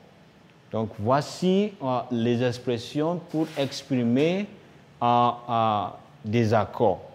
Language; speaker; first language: French; non-native, fluent; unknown